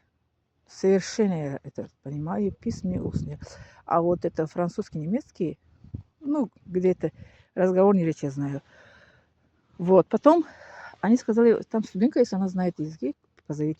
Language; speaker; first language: Russian; non-native, local second language; Tajik